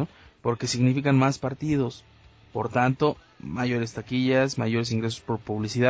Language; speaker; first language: Spanish; native; Spanish